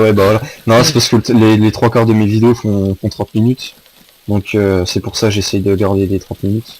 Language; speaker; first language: French; native; French